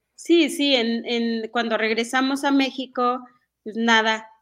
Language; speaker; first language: Spanish; non-native, local second language; Mixtepec Mixtec